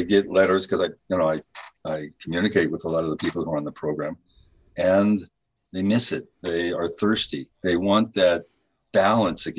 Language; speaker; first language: English; native; English